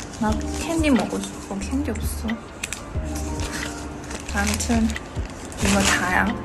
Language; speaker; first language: Korean; non-native, learner; Chinese